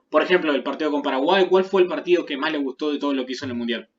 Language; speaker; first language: Spanish; native; Spanish